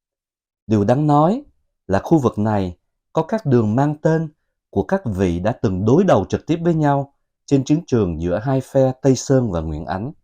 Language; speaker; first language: Vietnamese; native; Vietnamese